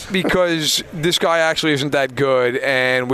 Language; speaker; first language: English; native; English